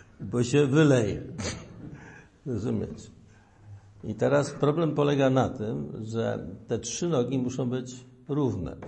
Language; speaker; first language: Polish; native; Polish